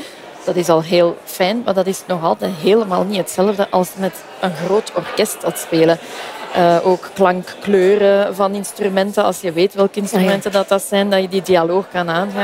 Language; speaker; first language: Dutch; native; Dutch